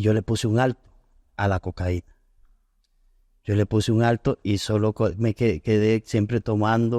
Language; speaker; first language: Spanish; native; Spanish